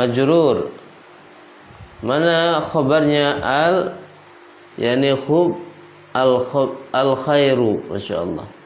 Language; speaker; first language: Arabic; non-native, fluent; Indonesian